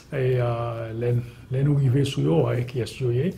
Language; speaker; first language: French; non-native, local second language; Haitian Creole